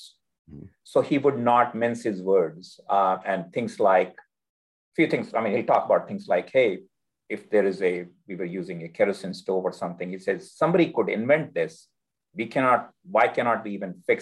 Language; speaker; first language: English; non-native, local second language; Hindi